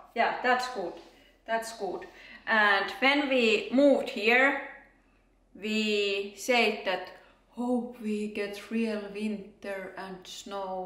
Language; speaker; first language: English; non-native, fluent; Finnish